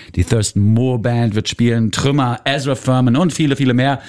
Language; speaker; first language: German; native; German